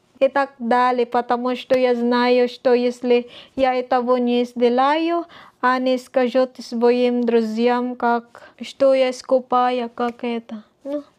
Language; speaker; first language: Russian; non-native, learner; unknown